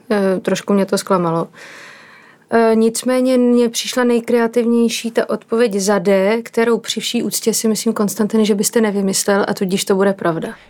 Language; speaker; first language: Czech; native; Czech